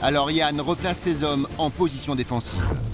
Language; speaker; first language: French; native; French